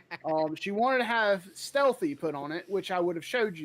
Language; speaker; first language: English; native; English